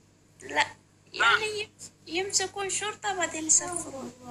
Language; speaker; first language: Arabic; non-native, learner; Oromo